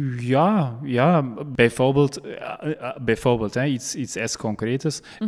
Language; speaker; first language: Dutch; non-native, local second language; French